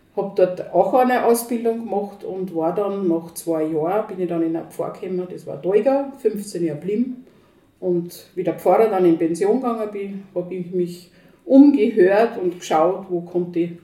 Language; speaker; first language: German; native; German